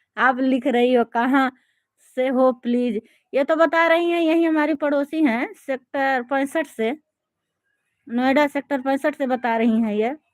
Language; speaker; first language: Hindi; native; Hindi